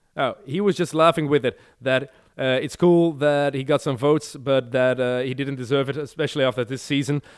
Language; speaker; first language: English; non-native, fluent; Dutch